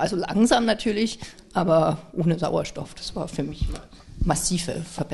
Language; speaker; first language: German; native; German